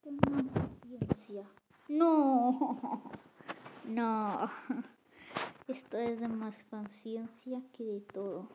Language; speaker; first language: Spanish; early bilingual, other home language; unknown